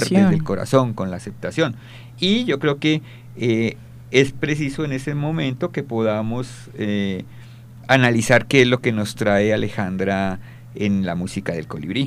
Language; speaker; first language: Spanish; native; Spanish